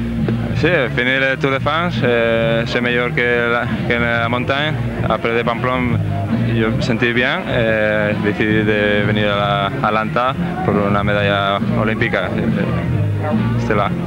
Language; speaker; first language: French; non-native, learner; Spanish